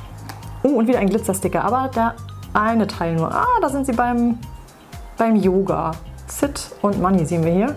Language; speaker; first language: German; native; German